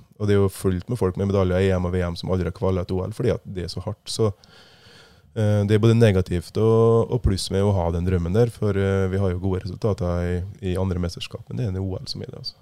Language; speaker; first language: Norwegian; native; Norwegian